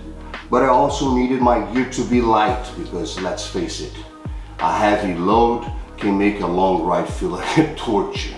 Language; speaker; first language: English; non-native, fluent; Portuguese